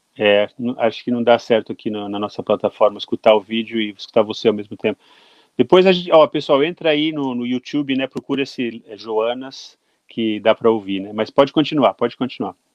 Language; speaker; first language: Portuguese; native; Portuguese